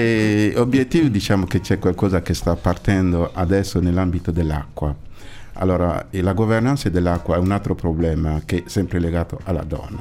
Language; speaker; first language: Italian; non-native, fluent; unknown